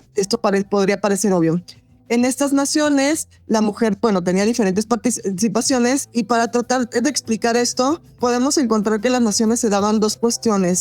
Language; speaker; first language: Spanish; native; Spanish